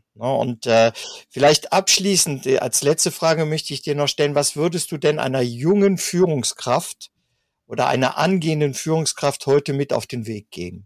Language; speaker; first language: German; native; German